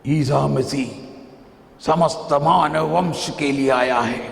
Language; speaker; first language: Hindi; non-native, local second language; Malayalam